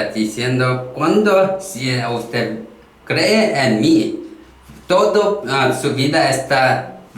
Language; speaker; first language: Spanish; non-native, learner; Korean